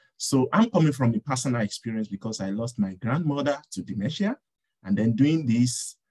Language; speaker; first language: English; non-native, local second language; Yoruba